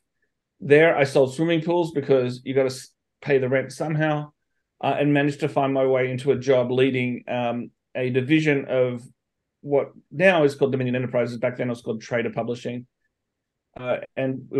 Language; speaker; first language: English; native; English